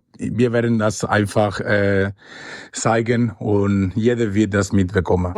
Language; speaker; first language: German; non-native, learner; Spanish